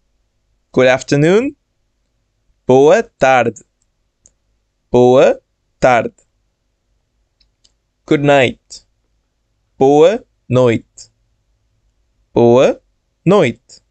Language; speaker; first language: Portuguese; non-native, fluent; Bangla